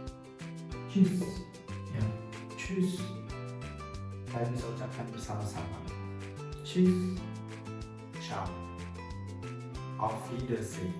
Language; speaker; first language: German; non-native, fluent; Indonesian